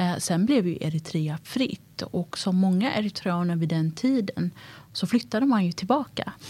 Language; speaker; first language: Swedish; early bilingual, other home language; Tigrinya